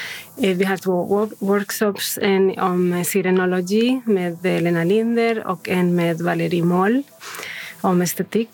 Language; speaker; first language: Swedish; non-native, fluent; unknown